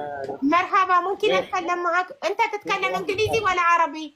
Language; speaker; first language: Arabic; non-native, learner; Amharic